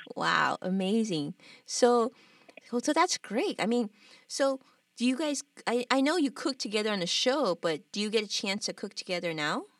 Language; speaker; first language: English; native; English